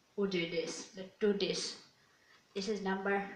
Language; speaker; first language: English; native; English